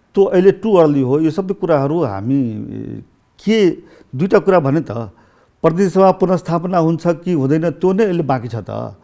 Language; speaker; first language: Nepali; non-native, local second language; Maithili